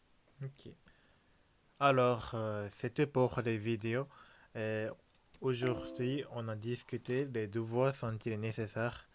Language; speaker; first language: French; non-native, learner; Japanese